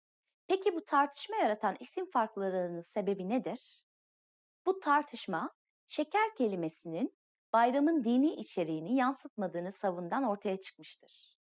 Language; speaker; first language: Turkish; native; Turkish